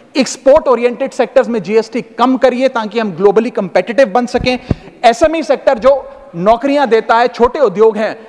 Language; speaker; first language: Hindi; native; Hindi